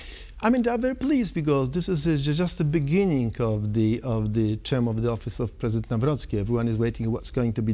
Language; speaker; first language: English; non-native, fluent; Polish